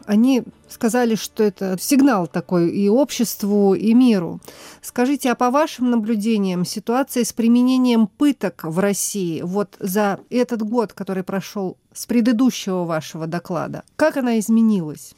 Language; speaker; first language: Russian; native; Russian